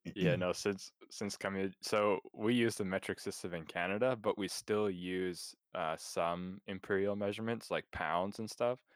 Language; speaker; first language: English; native; English